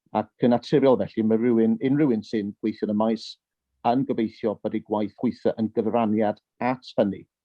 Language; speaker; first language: Welsh; early bilingual, heritage; Welsh